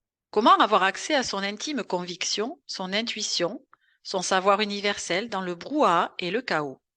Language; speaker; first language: French; native; French